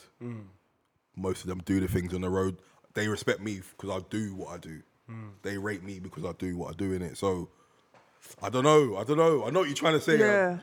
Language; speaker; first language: English; native; English